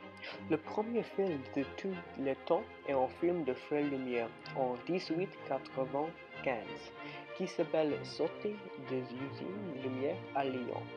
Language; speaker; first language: French; non-native, learner; English